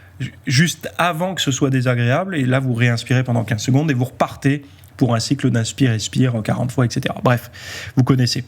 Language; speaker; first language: French; native; French